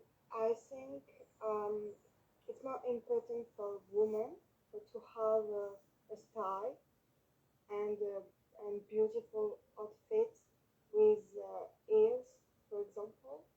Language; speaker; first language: English; non-native, learner; French